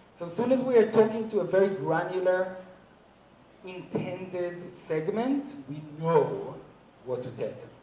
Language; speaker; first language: English; non-native, fluent; Hebrew